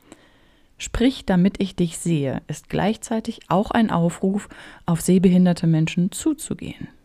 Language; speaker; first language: German; native; German